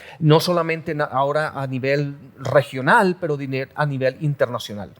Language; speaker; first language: Spanish; native; Spanish